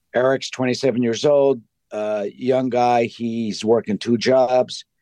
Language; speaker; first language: English; native; English